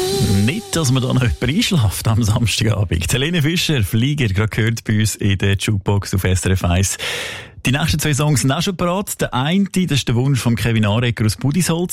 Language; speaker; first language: German; native; German